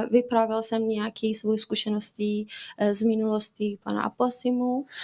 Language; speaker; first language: Czech; non-native, fluent; Persian